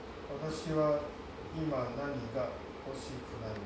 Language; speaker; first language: Japanese; non-native, learner; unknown